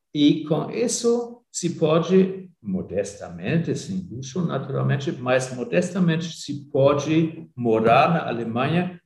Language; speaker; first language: Portuguese; non-native, fluent; German